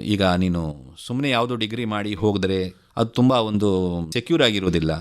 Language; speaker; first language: Kannada; native; Kannada